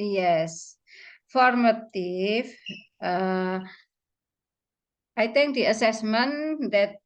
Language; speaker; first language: English; non-native, fluent; Indonesian